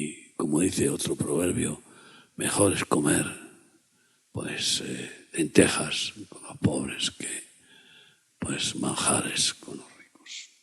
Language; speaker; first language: Spanish; native; Spanish